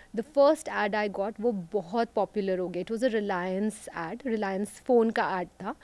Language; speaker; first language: Hindi; native; Hindi